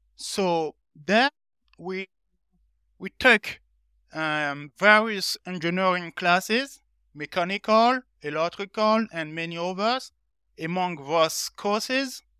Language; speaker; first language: English; non-native, learner; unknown